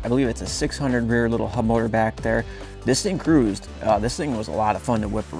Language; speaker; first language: English; native; English